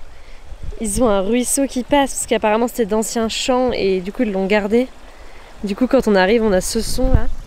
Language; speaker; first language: French; native; French